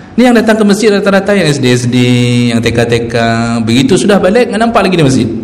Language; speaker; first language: Malay; non-native, local second language; Achinese